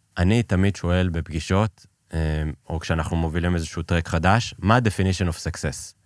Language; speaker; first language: Hebrew; early bilingual, other home language; Persian